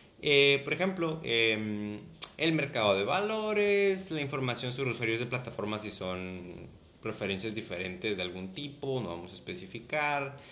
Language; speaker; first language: Spanish; native; Spanish